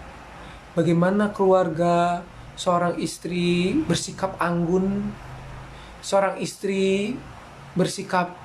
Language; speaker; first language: Indonesian; native; Indonesian